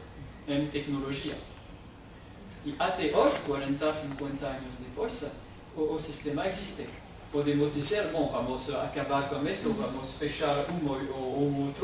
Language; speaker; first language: Portuguese; non-native, fluent; French